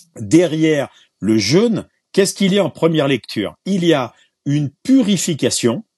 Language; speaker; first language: French; native; French